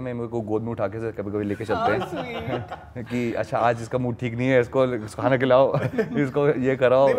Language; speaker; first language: Hindi; native; Hindi